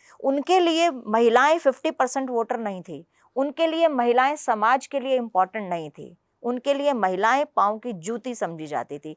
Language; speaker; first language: Hindi; non-native, local second language; Punjabi